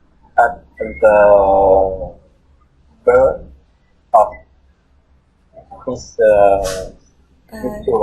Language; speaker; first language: English; non-native, learner; Vietnamese